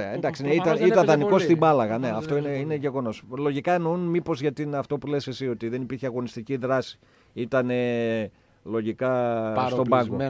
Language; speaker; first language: Greek; native; Greek